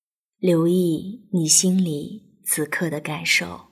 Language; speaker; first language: Chinese; native; Chinese